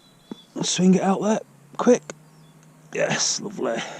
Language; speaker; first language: English; native; English